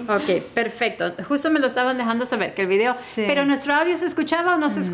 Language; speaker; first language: Spanish; native; Spanish